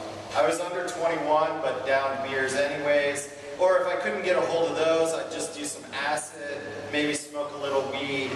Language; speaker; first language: English; native; English